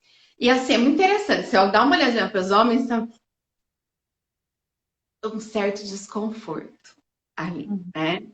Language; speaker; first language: Portuguese; native; Portuguese